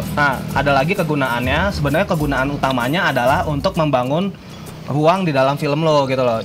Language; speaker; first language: Indonesian; native; Indonesian